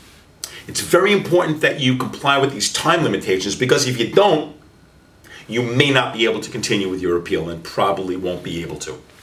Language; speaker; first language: English; native; English